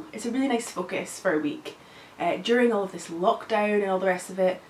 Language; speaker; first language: English; native; English